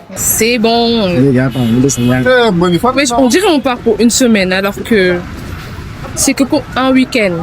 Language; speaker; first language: French; non-native, local second language; Wolof